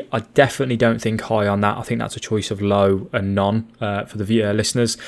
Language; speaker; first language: English; native; English